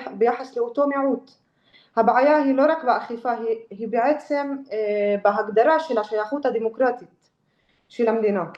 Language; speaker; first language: Hebrew; non-native, local second language; Arabic